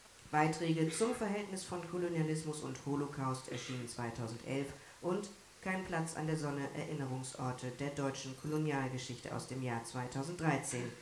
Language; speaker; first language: German; native; German